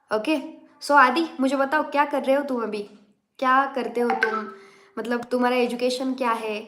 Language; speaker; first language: Hindi; non-native, local second language; Marathi